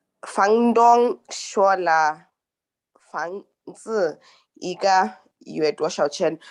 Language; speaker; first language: Chinese; non-native, learner; Swahili